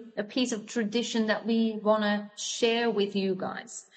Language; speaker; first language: English; non-native, fluent; Dutch